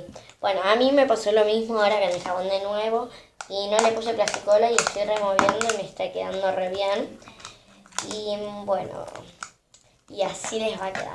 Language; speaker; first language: Spanish; native; Spanish